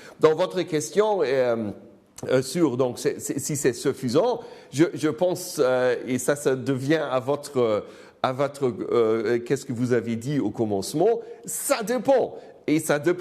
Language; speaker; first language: French; non-native, fluent; German